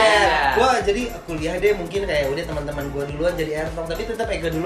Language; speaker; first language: Indonesian; native; Indonesian